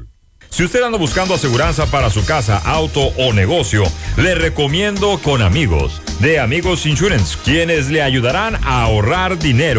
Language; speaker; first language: Spanish; native; Spanish